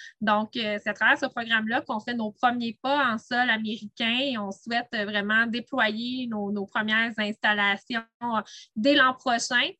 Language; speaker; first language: French; native; French